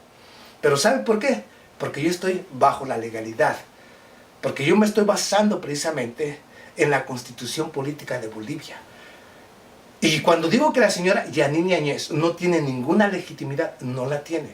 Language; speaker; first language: Spanish; native; Spanish